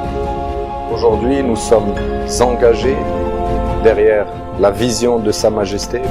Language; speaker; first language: French; non-native, local second language; Arabic